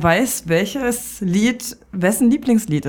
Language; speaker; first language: German; native; German